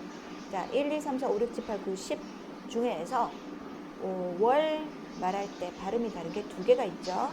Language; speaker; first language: Korean; native; Korean